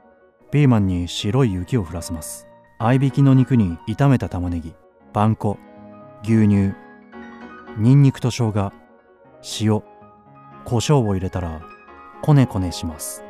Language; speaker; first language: Japanese; native; Japanese